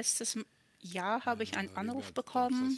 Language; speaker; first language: German; non-native, fluent; Russian